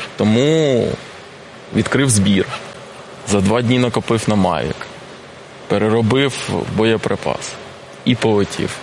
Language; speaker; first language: Ukrainian; non-native, local second language; Russian